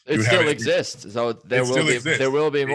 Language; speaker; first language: English; native; English